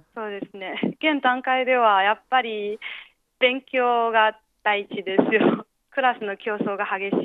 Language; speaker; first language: Japanese; non-native, fluent; Chinese